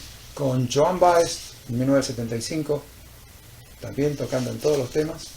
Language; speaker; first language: Spanish; native; Spanish